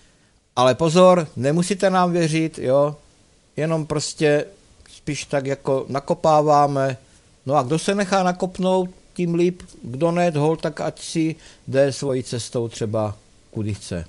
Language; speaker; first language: Czech; native; Czech